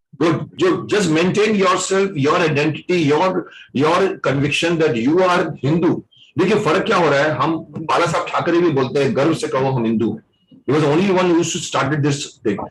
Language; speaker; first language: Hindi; native; Hindi